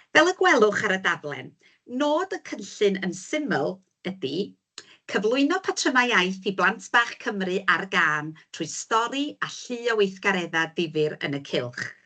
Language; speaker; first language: Welsh; native; Welsh